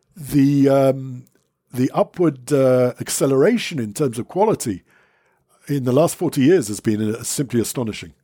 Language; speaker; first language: English; native; English